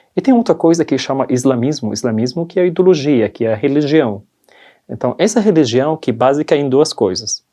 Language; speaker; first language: Portuguese; non-native, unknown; Arabic